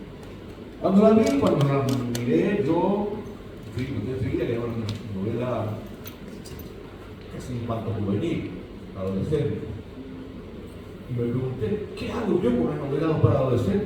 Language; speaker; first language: Spanish; native; Spanish